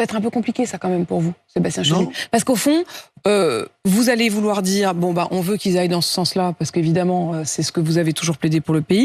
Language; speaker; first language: French; native; French